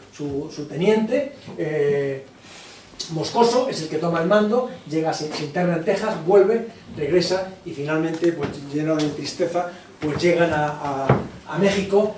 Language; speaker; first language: Spanish; native; Spanish